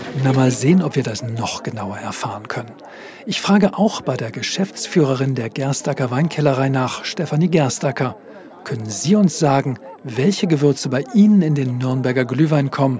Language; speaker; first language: German; native; German